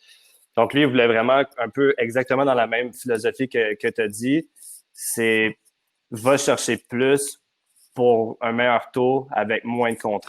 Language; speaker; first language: French; native; French